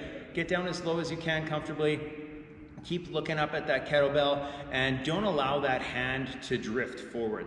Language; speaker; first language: English; native; English